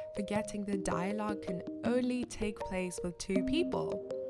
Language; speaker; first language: English; non-native, local second language; Shona